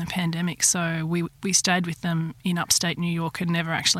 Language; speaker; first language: English; native; English